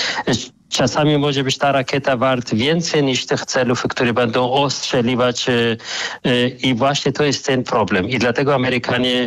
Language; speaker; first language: Polish; non-native, fluent; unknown